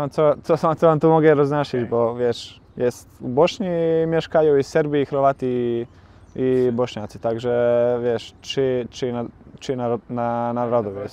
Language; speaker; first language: Polish; non-native, learner; Bosnian